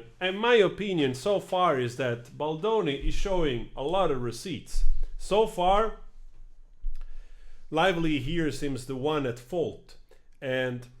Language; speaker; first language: English; non-native, fluent; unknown